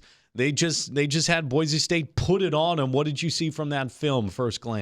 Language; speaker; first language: English; native; English